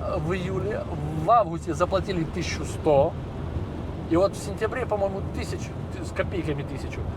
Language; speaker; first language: Russian; native; Russian